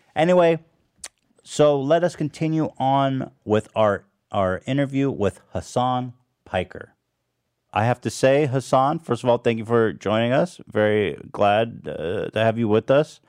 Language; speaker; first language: English; native; English